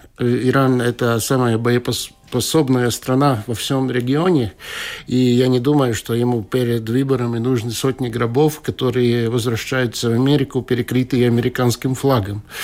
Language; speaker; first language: Russian; non-native, local second language; Latvian